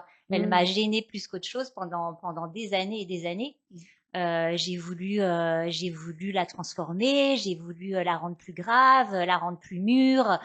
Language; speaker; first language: French; native; French